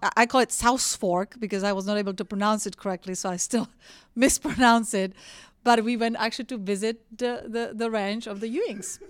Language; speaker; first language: English; non-native, fluent; Czech